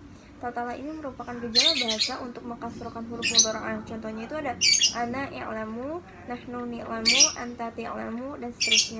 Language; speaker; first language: Indonesian; native; Indonesian